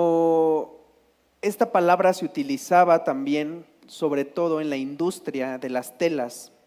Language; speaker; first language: Spanish; native; Spanish